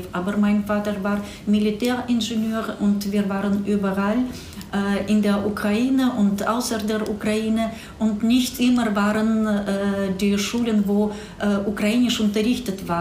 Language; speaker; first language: German; non-native, fluent; Russian